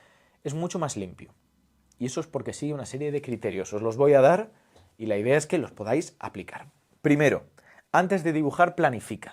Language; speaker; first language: Spanish; native; Spanish